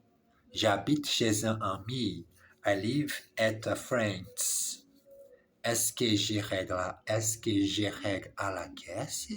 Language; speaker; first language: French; non-native, learner; English